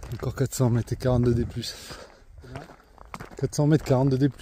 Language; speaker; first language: French; native; French